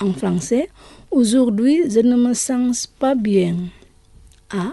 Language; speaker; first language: French; non-native, fluent; Indonesian